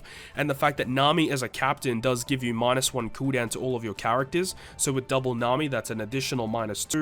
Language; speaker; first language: English; native; English